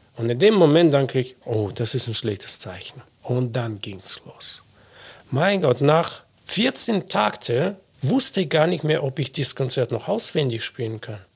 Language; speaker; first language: German; non-native, fluent; Russian